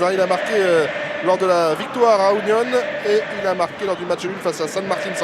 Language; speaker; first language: French; native; French